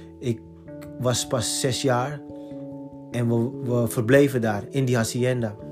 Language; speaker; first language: Dutch; native; Dutch